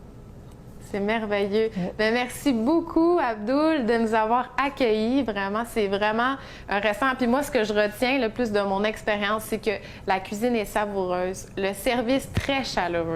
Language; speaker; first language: French; native; French